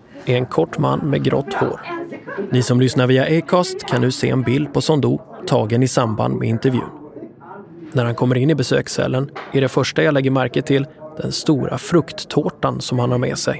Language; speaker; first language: Swedish; native; Swedish